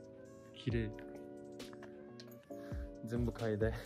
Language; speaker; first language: Japanese; non-native, fluent; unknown